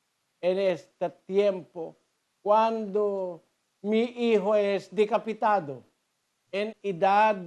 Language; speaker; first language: Spanish; non-native, learner; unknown